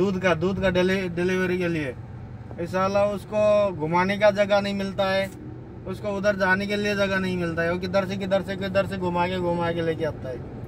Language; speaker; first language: Hindi; non-native, learner; Nepali